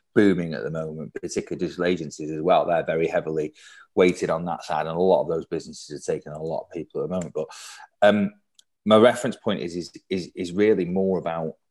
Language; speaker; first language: English; native; English